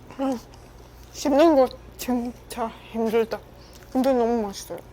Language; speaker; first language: Korean; non-native, learner; Czech